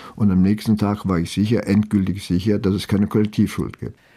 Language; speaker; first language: German; native; German